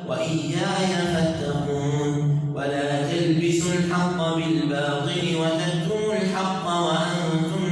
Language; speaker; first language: Arabic; native; Arabic